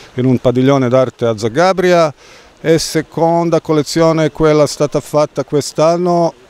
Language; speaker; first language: Italian; non-native, fluent; Croatian